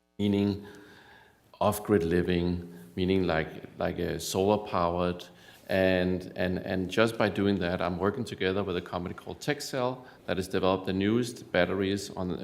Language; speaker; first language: English; non-native, fluent; Danish